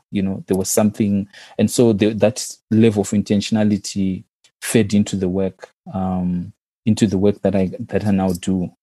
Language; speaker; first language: English; non-native, local second language; Shona